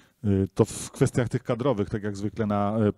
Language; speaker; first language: Polish; native; Polish